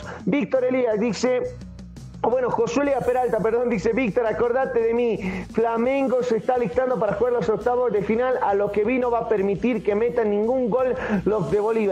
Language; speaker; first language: Spanish; native; Spanish